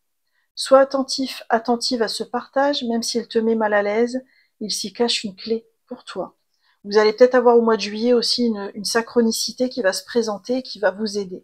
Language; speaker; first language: French; native; French